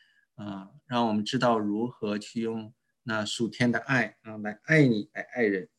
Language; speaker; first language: Chinese; native; Chinese